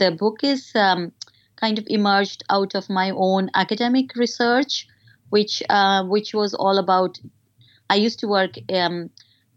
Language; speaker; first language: English; non-native, local second language; Hindi